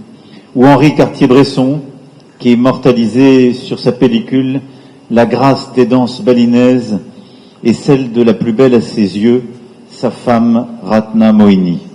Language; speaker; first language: French; native; French